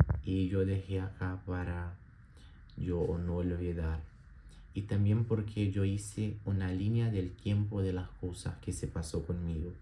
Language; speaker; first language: Spanish; non-native, learner; Portuguese